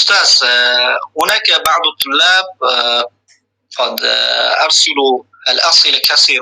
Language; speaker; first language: Arabic; non-native, fluent; Uzbek